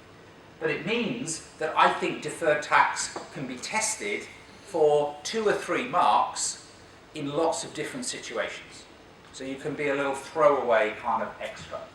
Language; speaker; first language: English; native; English